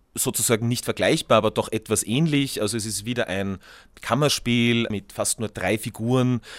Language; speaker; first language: German; native; German